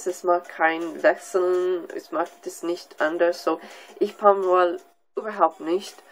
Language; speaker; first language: German; non-native, learner; English